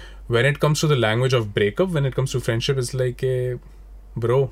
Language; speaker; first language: English; non-native, local second language; Hindi